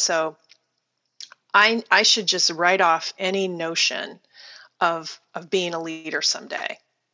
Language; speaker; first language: English; native; English